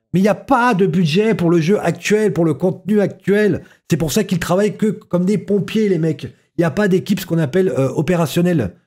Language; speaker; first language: French; native; French